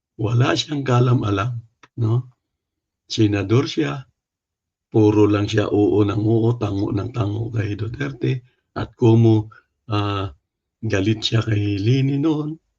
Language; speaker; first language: Filipino; non-native, local second language; Cebuano